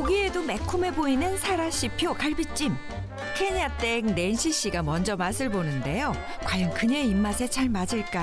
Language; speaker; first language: Korean; native; Korean